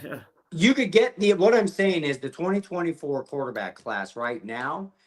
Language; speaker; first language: English; native; English